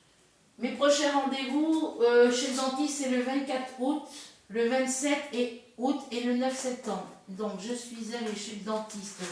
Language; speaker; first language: French; native; French